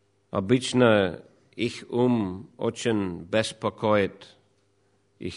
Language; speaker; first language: Russian; non-native, fluent; English